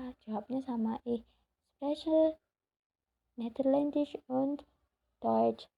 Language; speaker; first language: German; non-native, learner; Indonesian